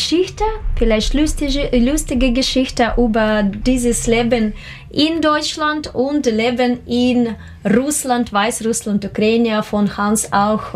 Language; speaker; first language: German; non-native, learner; Russian